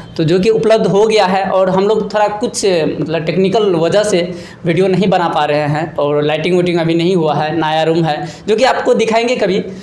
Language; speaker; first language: Hindi; native; Hindi